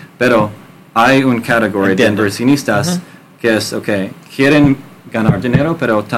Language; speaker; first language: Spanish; non-native, learner; English